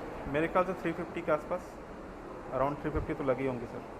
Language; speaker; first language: Hindi; native; Hindi